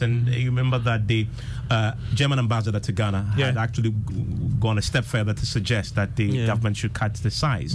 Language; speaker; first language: English; non-native, local second language; Akan